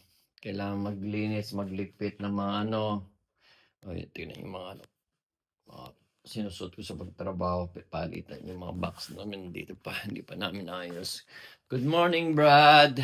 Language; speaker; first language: Filipino; native; Filipino